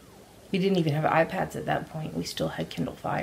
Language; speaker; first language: English; native; English